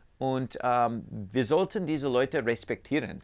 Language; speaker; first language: German; non-native, learner; English